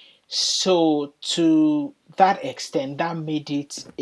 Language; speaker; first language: English; non-native, local second language; Yoruba